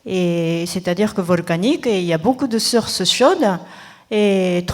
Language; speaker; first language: French; non-native, fluent; Japanese